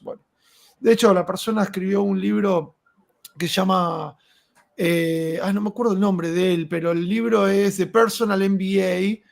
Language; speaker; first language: Spanish; native; Spanish